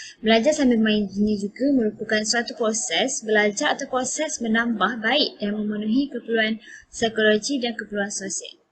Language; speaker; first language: Malay; native; Malay